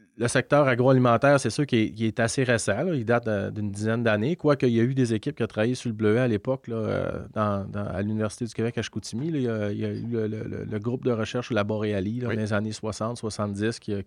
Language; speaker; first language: French; native; French